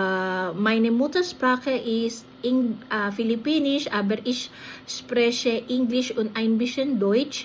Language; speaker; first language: German; non-native, learner; Filipino